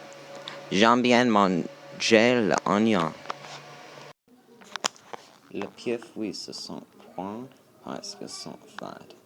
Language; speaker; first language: French; non-native, learner; English